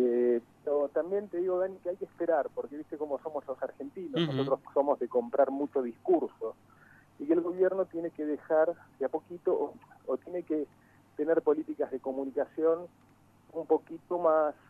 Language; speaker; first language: Spanish; native; Spanish